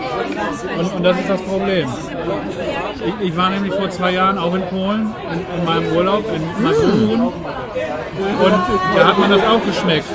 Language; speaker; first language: German; non-native, fluent; Spanish